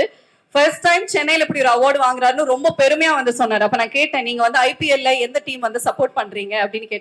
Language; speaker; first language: Tamil; native; Tamil